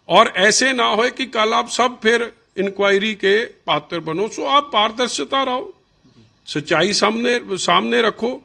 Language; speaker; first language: Hindi; non-native, local second language; Punjabi